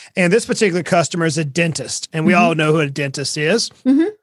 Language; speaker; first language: English; native; English